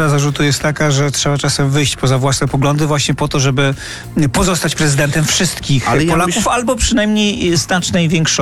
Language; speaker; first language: Polish; native; Polish